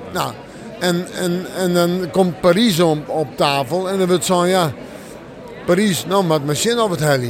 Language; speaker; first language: Dutch; non-native, local second language; Western Frisian